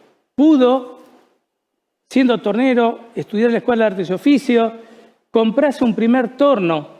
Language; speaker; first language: Spanish; native; Spanish